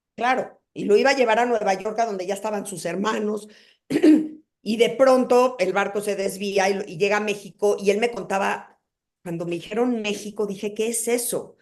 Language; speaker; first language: Spanish; native; Spanish